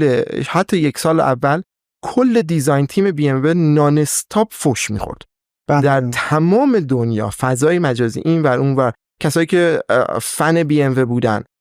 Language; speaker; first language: Persian; native; Persian